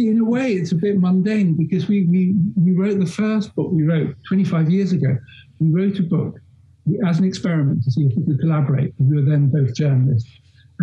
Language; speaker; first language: English; native; English